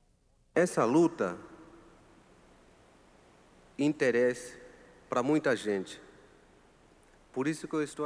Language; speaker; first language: Portuguese; non-native, local second language; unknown